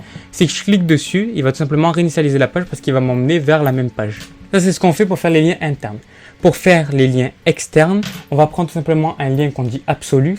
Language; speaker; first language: French; native; French